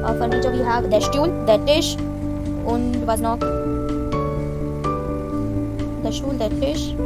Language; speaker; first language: German; non-native, fluent; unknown